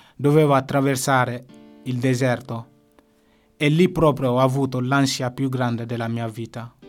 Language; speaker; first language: Italian; non-native, fluent; Bambara